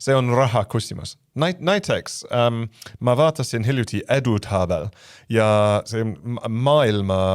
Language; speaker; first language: Estonian; non-native, fluent; English